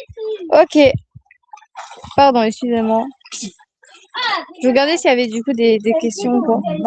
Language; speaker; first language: French; native; French